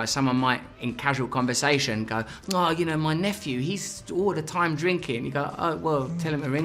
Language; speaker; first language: English; native; English